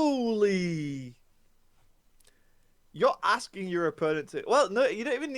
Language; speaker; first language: English; native; English